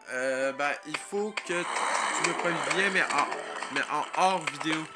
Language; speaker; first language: French; native; French